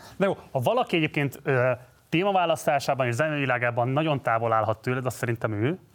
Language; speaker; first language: Hungarian; native; Hungarian